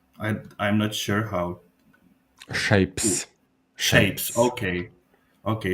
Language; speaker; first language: English; non-native, fluent; Polish